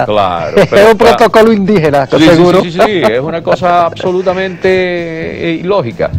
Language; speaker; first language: Spanish; native; Spanish